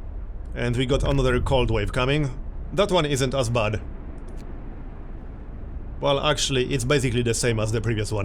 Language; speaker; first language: English; native; English